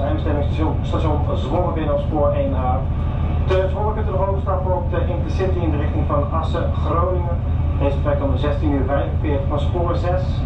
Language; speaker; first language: Dutch; native; Dutch